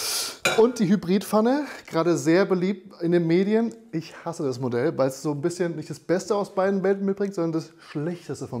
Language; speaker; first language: German; native; German